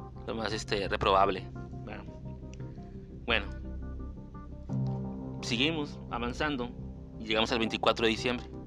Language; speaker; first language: Spanish; native; Spanish